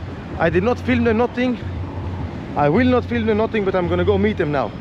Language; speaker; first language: English; non-native, fluent; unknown